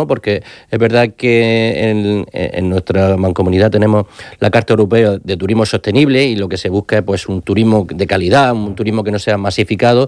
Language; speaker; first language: Spanish; native; Spanish